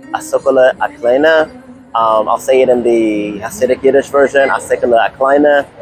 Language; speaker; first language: English; native; English